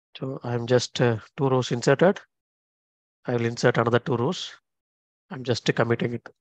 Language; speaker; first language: English; non-native, local second language; Tamil